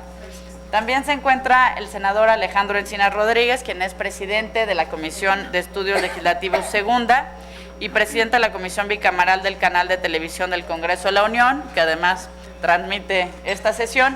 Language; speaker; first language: Spanish; native; Spanish